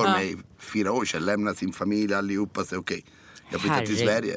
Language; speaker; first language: Swedish; non-native, fluent; Italian